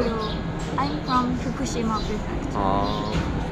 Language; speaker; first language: English; non-native, learner; Japanese